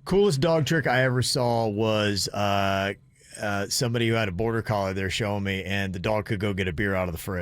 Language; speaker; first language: English; native; English